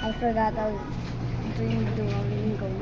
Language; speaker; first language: English; non-native, local second language; Filipino